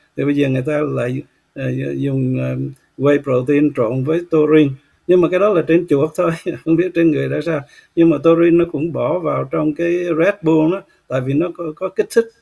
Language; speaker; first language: Vietnamese; native; Vietnamese